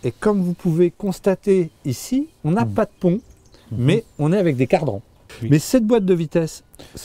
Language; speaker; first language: French; native; French